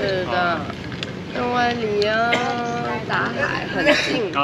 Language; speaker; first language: Chinese; non-native, learner; Vietnamese